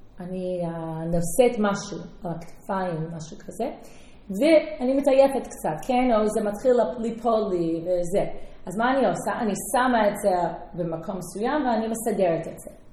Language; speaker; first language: Hebrew; non-native, fluent; English